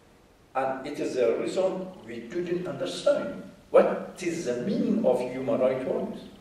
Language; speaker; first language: English; non-native, fluent; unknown